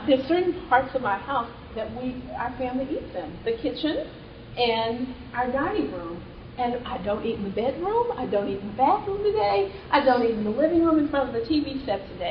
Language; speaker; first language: English; native; English